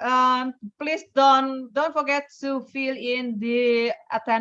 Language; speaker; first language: English; non-native, fluent; Indonesian